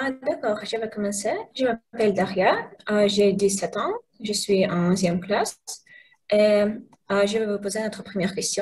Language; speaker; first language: French; non-native, learner; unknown